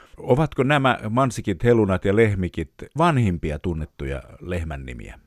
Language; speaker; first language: Finnish; native; Finnish